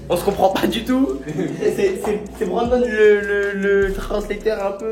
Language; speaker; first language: French; native; French